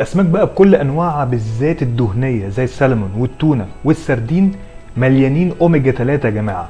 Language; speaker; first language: Arabic; native; Arabic